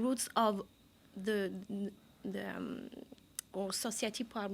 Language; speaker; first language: English; non-native, learner; French